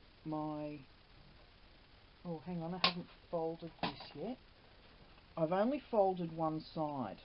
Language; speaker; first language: English; native; English